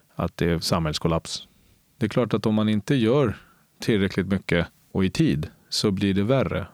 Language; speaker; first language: Swedish; early bilingual, other home language; Spanish